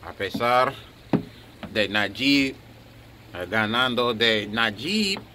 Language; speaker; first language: Spanish; non-native, learner; English